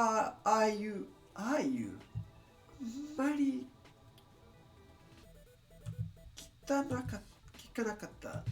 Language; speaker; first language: Japanese; non-native, learner; English